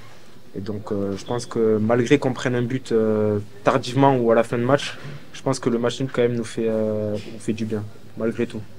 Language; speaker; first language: French; native; French